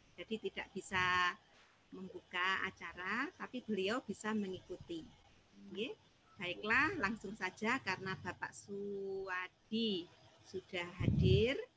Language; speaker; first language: Indonesian; non-native, local second language; Javanese